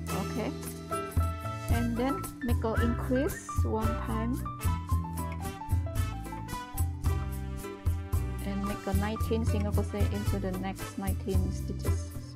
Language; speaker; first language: English; non-native, learner; Indonesian